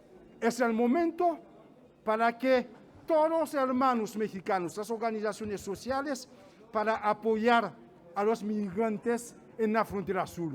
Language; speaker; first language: Spanish; non-native, fluent; Haitian Creole